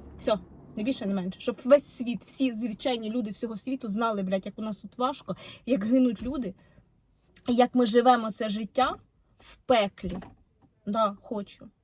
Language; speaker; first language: Ukrainian; non-native, local second language; Russian